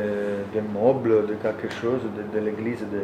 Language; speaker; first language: French; non-native, learner; Italian